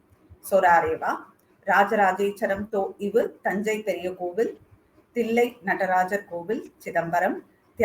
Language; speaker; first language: Japanese; non-native, learner; Tamil